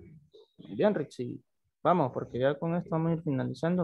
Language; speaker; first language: Spanish; native; Spanish